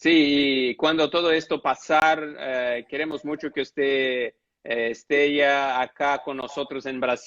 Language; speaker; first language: Spanish; non-native, fluent; Portuguese